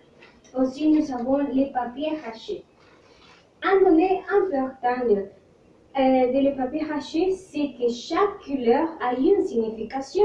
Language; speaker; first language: French; non-native, learner; Spanish